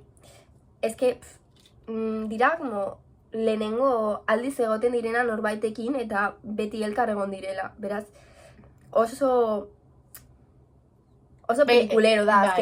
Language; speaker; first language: Basque; non-native, local second language; Spanish